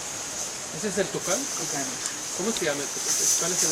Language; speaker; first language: Spanish; non-native, learner; Hebrew